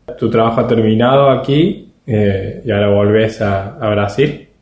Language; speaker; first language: Portuguese; non-native, learner; Spanish